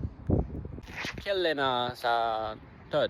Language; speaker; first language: Estonian; non-native, learner; Japanese